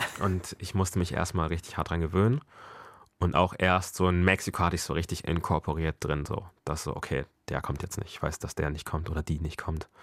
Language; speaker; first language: German; early bilingual, other home language; Akan